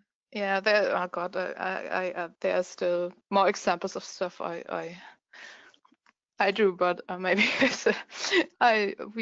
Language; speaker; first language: English; non-native, fluent; German